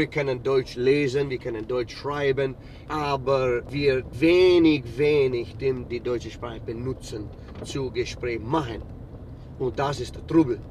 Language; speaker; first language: German; early bilingual, heritage; English